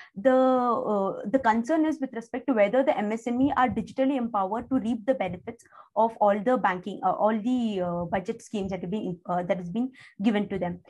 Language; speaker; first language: English; non-native, local second language; Kannada